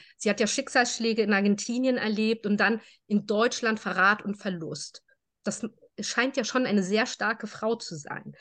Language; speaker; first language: German; native; German